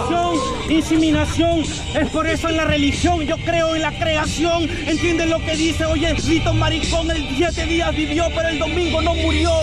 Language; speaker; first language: Spanish; native; Spanish